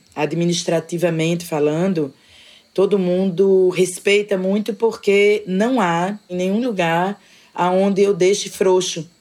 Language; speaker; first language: Portuguese; native; Portuguese